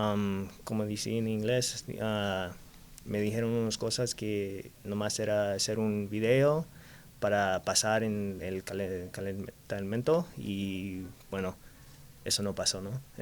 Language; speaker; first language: Spanish; early bilingual, heritage; Spanish